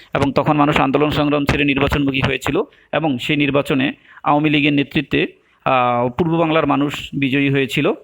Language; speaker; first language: Bangla; native; Bangla